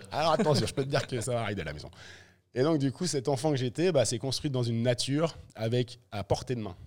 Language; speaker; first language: French; native; French